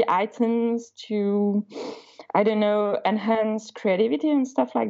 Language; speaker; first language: English; non-native, fluent; Swiss German